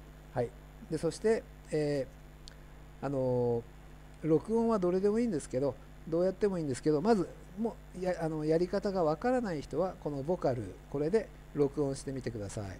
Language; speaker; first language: Japanese; native; Japanese